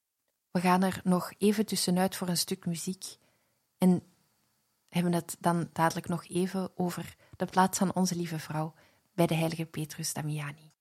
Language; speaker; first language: Dutch; native; Dutch